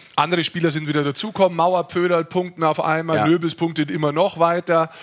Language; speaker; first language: German; native; German